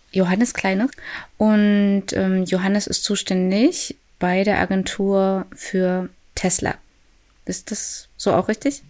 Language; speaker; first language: German; native; German